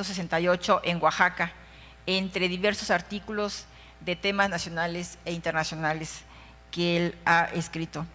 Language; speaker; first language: Spanish; native; Spanish